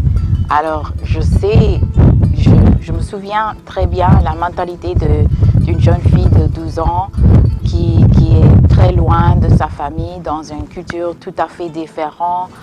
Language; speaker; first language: French; non-native, fluent; English